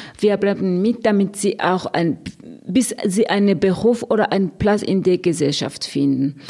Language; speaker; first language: German; non-native, fluent; Rundi